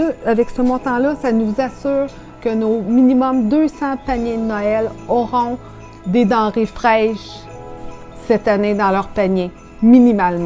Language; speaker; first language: French; native; French